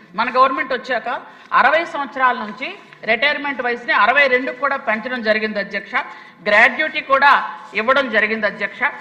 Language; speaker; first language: Telugu; native; Telugu